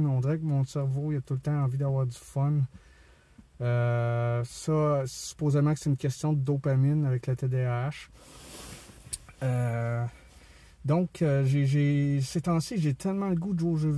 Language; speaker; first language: French; native; French